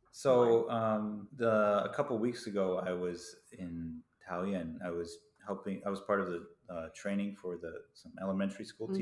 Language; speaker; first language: English; native; English